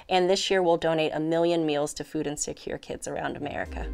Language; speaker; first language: English; native; English